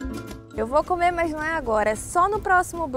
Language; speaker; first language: Portuguese; native; Portuguese